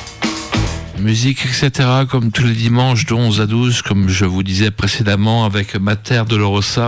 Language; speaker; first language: French; native; French